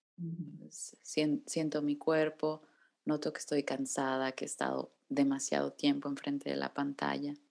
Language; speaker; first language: Spanish; native; Spanish